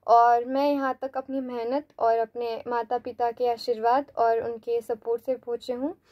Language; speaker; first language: Hindi; non-native, local second language; Marathi